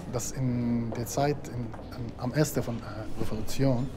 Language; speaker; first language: German; non-native, learner; Arabic